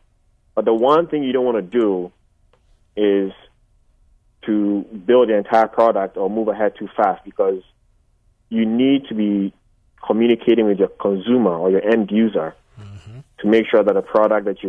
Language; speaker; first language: English; non-native, local second language; Akan